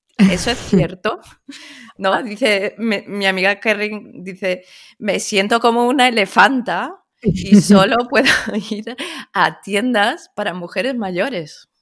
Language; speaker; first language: Spanish; early bilingual, other home language; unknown